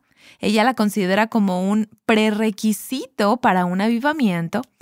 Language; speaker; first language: Spanish; native; Spanish